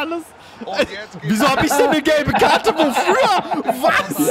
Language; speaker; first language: German; native; German